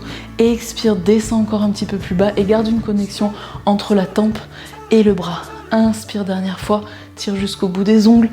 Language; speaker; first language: French; native; French